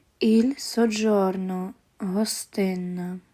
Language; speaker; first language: Italian; non-native, learner; Ukrainian